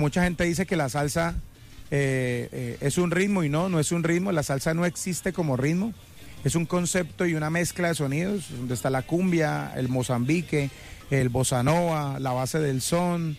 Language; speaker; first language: Spanish; native; Spanish